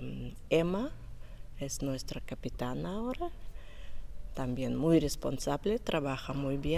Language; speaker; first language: Spanish; non-native, learner; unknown